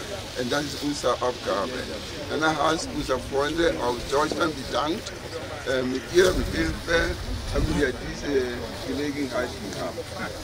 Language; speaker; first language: German; non-native, fluent; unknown